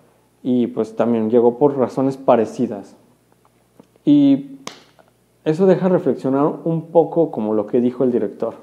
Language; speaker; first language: Spanish; native; Spanish